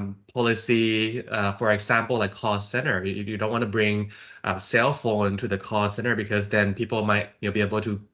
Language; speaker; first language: English; non-native, fluent; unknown